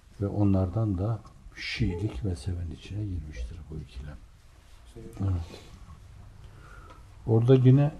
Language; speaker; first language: Turkish; native; Turkish